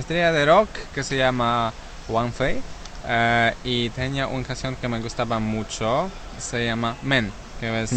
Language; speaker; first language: Spanish; non-native, learner; Polish